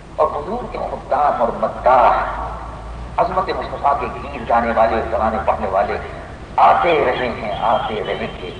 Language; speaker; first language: Urdu; native; Urdu